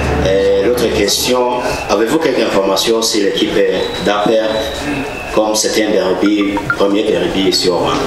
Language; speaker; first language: French; non-native, local second language; Kinyarwanda